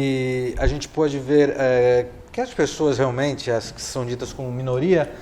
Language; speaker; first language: Portuguese; native; Portuguese